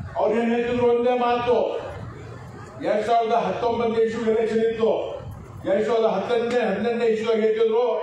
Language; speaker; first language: Kannada; non-native, local second language; Lambadi